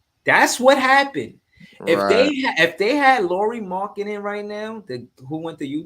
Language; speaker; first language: English; native; English